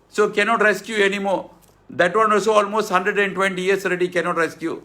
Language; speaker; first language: English; non-native, local second language; Tamil